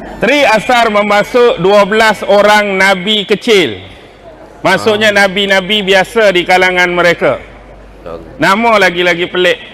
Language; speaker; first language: Malay; native; Malay